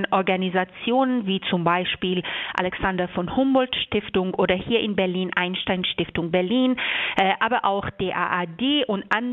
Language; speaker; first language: German; non-native, fluent; Persian